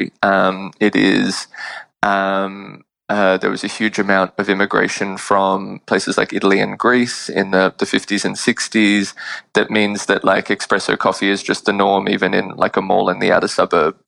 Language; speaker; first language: English; native; English